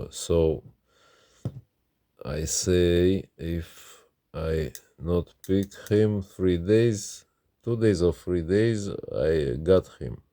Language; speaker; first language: English; non-native, learner; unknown